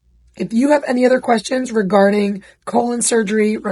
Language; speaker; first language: English; native; English